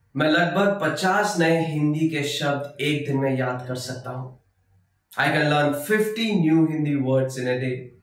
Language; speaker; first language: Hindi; native; Hindi